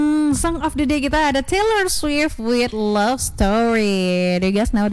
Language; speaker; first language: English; non-native, fluent; Indonesian